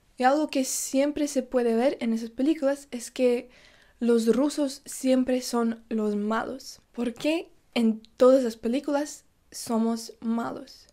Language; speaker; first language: Spanish; non-native, fluent; Russian